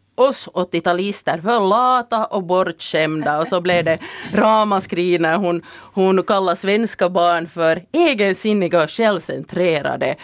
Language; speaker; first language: Swedish; native; Swedish